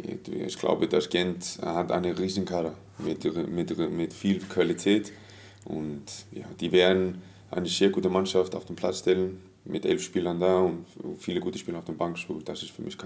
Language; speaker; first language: German; non-native, fluent; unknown